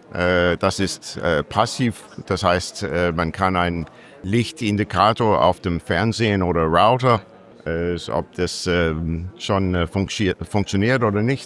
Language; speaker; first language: German; non-native, learner; English